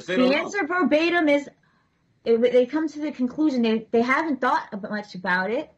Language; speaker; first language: English; native; English